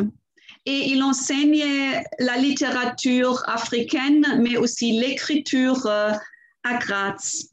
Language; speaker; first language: French; non-native, fluent; German